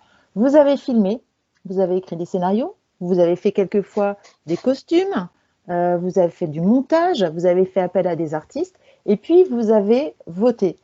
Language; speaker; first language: French; native; French